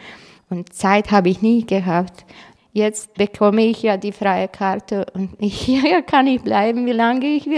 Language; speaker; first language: German; non-native, fluent; Croatian